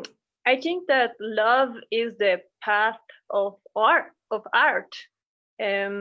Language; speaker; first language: English; non-native, fluent; Spanish